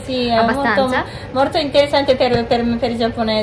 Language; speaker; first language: Italian; non-native, learner; Japanese